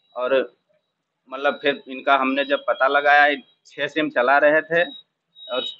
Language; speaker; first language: Hindi; native; Hindi